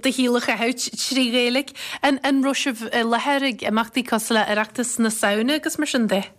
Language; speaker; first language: Irish; native; Irish